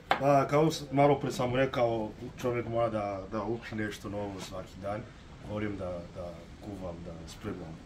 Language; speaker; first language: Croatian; non-native, learner; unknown